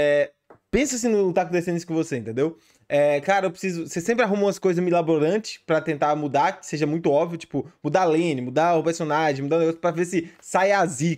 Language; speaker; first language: Portuguese; native; Portuguese